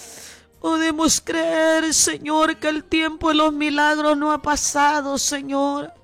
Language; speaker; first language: Spanish; native; Spanish